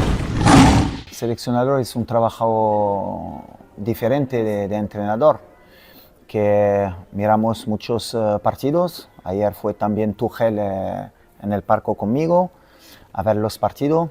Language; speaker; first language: Spanish; non-native, fluent; French